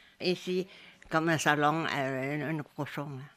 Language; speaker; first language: French; non-native, learner; Chinese